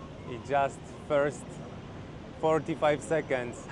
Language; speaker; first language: English; non-native, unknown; Polish